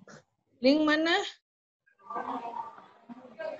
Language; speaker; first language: Indonesian; native; Indonesian